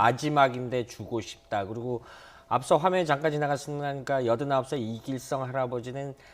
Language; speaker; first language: Korean; native; Korean